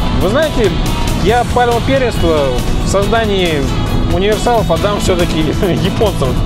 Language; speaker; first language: Russian; native; Russian